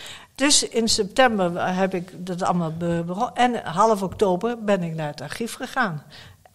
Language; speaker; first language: Dutch; native; Dutch